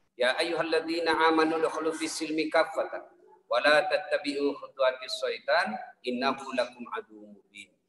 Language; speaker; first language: Indonesian; native; Indonesian